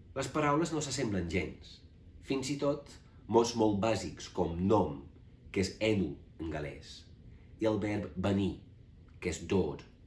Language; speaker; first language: Catalan; non-native, fluent; English